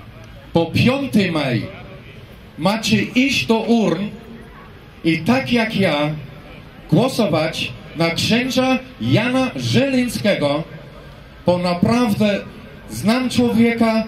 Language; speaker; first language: Polish; non-native, fluent; English